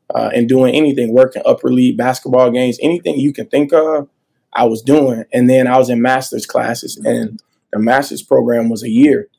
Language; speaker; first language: English; native; English